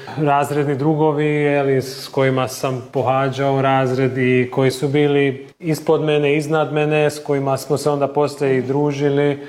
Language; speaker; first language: Serbian; early bilingual, heritage; Croatian